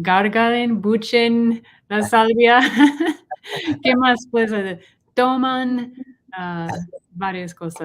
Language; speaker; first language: Spanish; non-native, learner; English